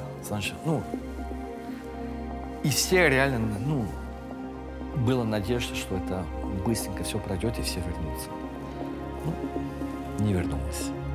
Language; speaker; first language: Russian; early bilingual, heritage; French